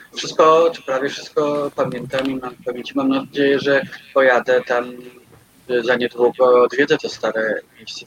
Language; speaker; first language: Polish; native; Polish